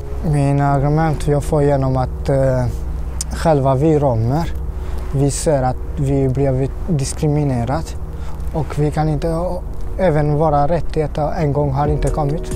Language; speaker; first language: Swedish; early bilingual, other home language; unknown